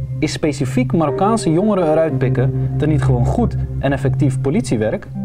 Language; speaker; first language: Dutch; early bilingual, other home language; Arabic